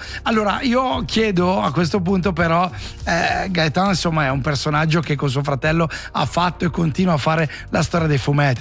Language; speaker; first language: Italian; native; Italian